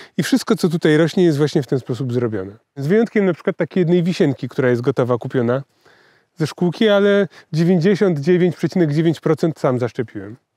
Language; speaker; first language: Polish; native; Polish